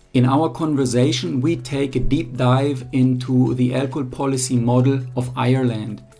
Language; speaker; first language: English; non-native, fluent; German